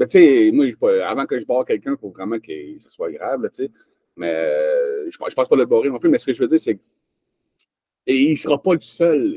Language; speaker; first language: French; native; French